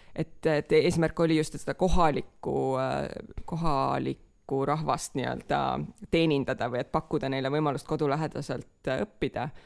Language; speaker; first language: Estonian; native; Estonian